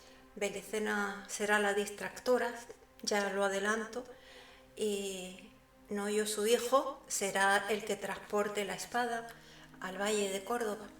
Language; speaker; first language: Spanish; native; Spanish